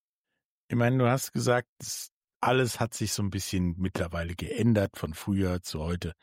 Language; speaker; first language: German; native; German